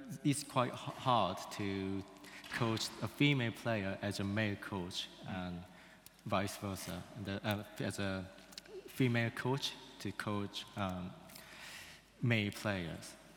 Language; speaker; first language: English; non-native, fluent; Korean